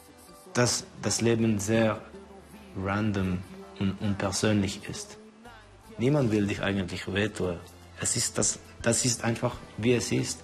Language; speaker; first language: German; non-native, fluent; Estonian